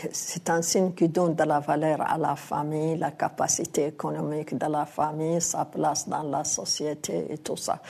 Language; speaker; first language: French; non-native, local second language; Arabic